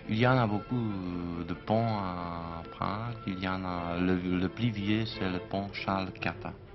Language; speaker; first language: French; non-native, fluent; Czech